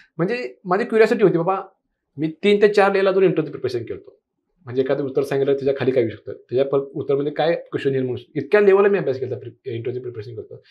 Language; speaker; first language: Marathi; non-native, local second language; Kannada